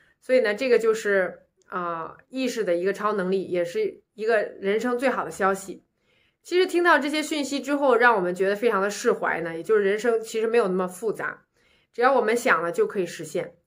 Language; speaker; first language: Chinese; native; Chinese